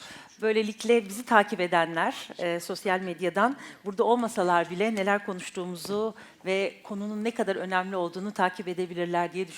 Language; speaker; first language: Turkish; native; Turkish